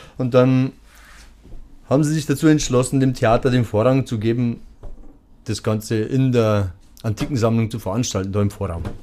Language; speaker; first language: German; early bilingual, other home language; Turkish